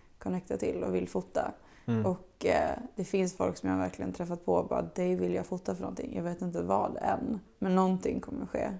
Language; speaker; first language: Swedish; early bilingual, other home language; Bosnian